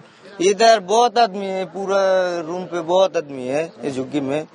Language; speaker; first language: Hindi; non-native, learner; Bangla